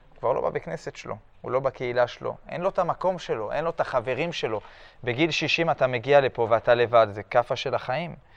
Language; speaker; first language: Hebrew; early bilingual, other home language; French